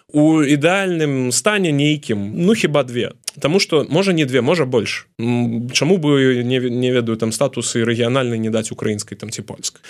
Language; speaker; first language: Belarusian; non-native, local second language; Russian